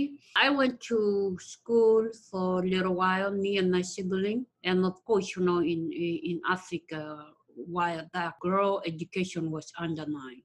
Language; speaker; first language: English; non-native, local second language; Acoli